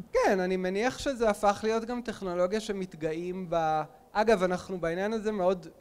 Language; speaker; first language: Hebrew; native; Hebrew